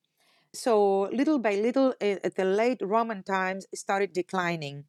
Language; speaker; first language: English; non-native, fluent; Greek